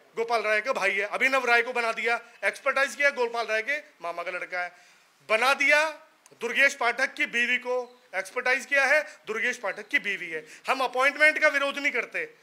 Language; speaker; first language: Hindi; native; Hindi